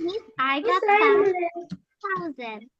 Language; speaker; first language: English; non-native, learner; Bangla